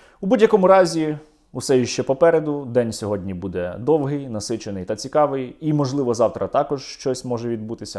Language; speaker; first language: Ukrainian; native; Ukrainian